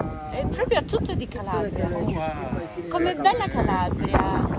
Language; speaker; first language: Italian; non-native, learner; English